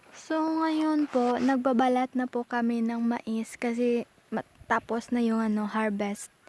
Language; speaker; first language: Filipino; non-native, local second language; Cebuano